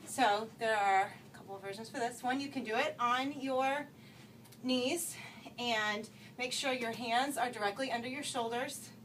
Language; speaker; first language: English; native; English